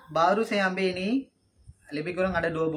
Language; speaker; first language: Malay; non-native, local second language; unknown